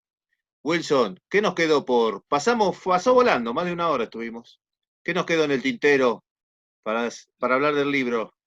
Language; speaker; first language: Spanish; native; Spanish